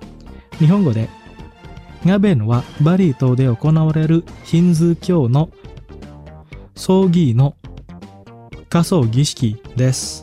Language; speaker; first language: Japanese; non-native, fluent; Indonesian